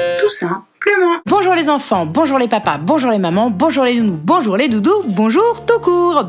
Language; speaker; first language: French; native; French